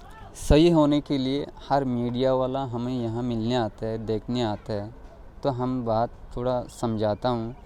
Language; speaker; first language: Hindi; non-native, fluent; Rohingya